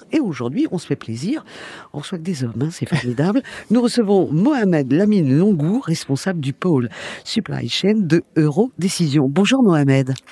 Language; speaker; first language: French; native; French